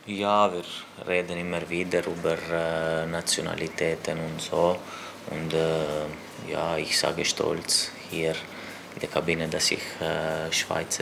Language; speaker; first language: German; non-native, local second language; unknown